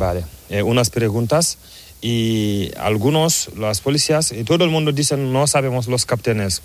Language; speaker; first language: Spanish; non-native, learner; Fula